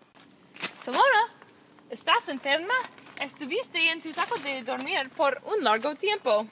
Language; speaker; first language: Spanish; non-native, learner; English